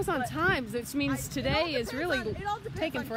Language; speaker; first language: English; native; English